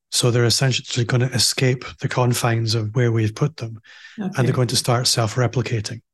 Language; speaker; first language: English; native; English